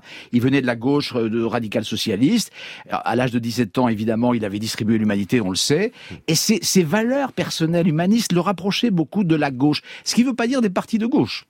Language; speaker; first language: French; native; French